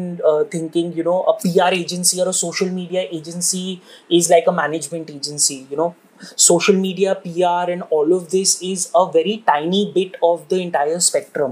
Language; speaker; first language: English; non-native, local second language; Hindi